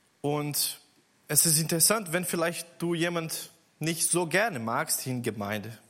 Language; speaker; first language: German; non-native, learner; Portuguese